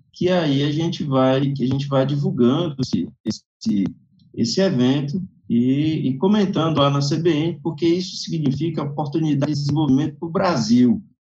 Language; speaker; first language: Portuguese; native; Portuguese